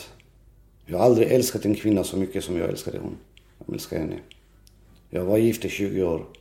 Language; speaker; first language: Swedish; early bilingual, other home language; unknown